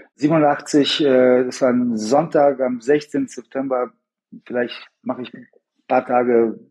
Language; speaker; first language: German; early bilingual, other home language; Bosnian